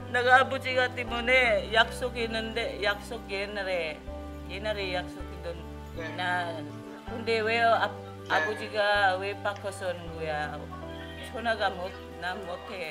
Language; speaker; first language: Korean; non-native, learner; Filipino